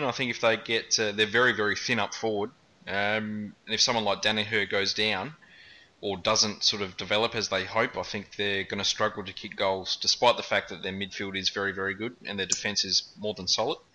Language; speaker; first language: English; native; English